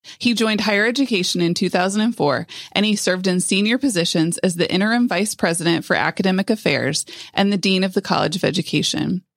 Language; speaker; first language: English; native; English